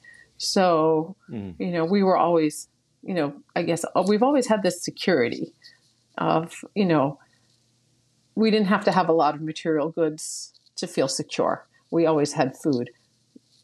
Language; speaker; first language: English; native; English